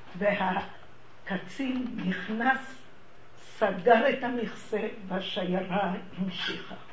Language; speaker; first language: Hebrew; early bilingual, other home language; Hungarian